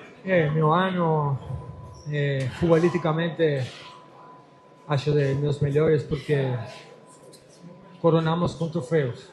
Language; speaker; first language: Portuguese; non-native, fluent; Spanish